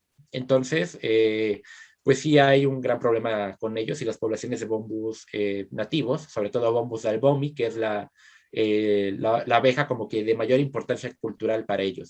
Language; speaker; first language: Spanish; native; Spanish